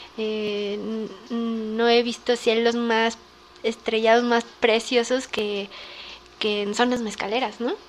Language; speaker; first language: Spanish; native; Spanish